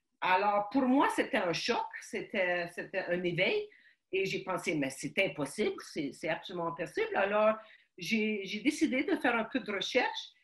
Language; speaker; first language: French; early bilingual, other home language; Ukrainian